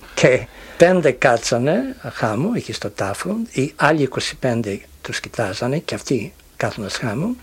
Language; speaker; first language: Greek; early bilingual, heritage; Greek